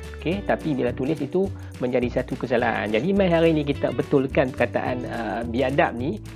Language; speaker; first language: Malay; native; Malay